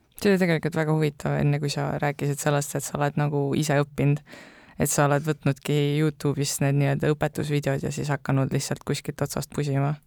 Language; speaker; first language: Estonian; native; Estonian